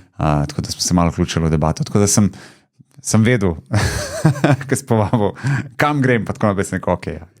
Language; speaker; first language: Slovenian; early bilingual, other home language; Bosnian